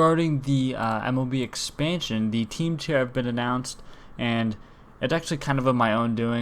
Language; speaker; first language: English; native; English